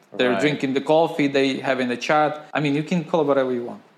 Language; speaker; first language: English; non-native, fluent; Ukrainian